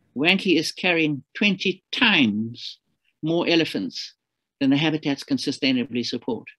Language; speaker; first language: English; native; English